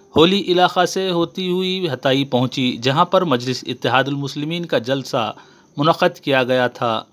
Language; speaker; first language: Urdu; native; Urdu